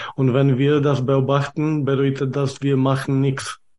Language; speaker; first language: German; non-native, fluent; Czech